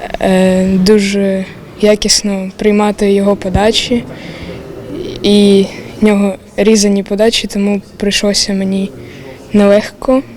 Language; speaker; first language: Ukrainian; non-native, local second language; Russian